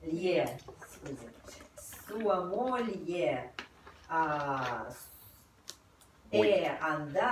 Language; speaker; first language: Italian; non-native, learner; Russian